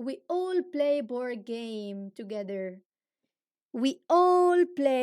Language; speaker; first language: English; non-native, fluent; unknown